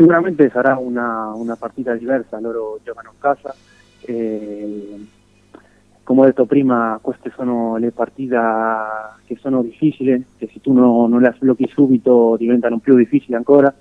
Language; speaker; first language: Italian; non-native, fluent; Spanish